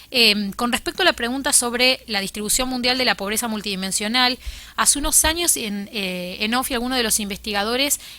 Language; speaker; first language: Spanish; native; Spanish